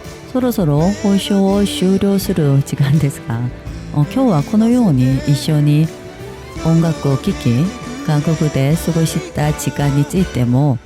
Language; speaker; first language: Japanese; non-native, learner; Korean